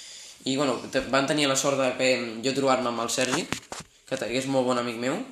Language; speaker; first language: Catalan; non-native, local second language; Spanish